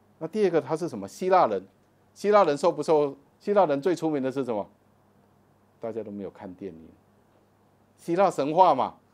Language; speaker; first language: Chinese; native; Chinese